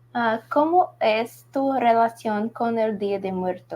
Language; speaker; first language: Spanish; non-native, learner; Portuguese